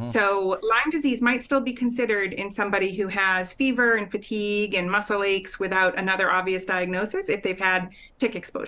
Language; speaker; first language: English; native; English